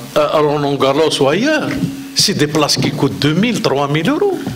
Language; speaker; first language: French; non-native, local second language; Arabic